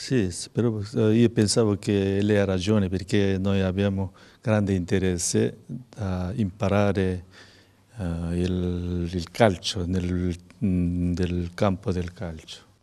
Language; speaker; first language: Italian; non-native, learner; Korean